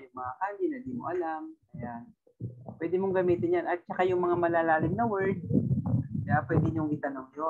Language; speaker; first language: Filipino; native; Filipino